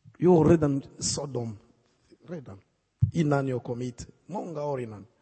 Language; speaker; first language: Swedish; non-native, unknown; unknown